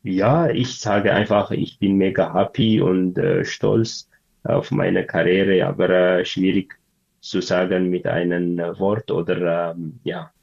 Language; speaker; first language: German; non-native, learner; Tigrinya